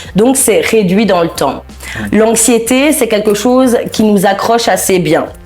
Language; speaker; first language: French; native; French